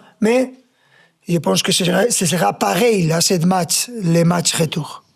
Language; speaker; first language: French; non-native, fluent; Spanish